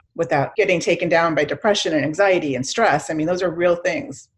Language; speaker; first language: English; native; English